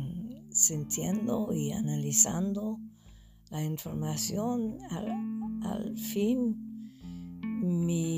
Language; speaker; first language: Spanish; non-native, fluent; English